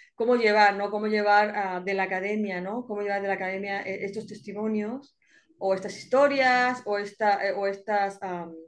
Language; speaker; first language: Spanish; native; Spanish